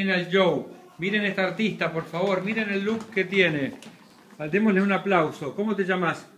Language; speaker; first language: Spanish; native; Spanish